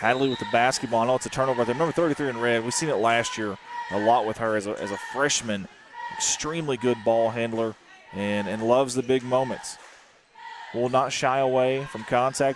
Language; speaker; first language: English; native; English